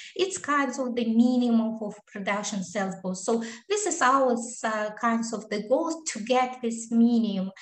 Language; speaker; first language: English; non-native, learner; Kazakh